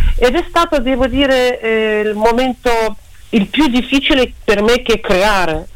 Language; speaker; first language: Italian; non-native, fluent; Russian